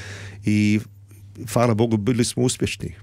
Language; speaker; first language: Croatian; early bilingual, heritage; Croatian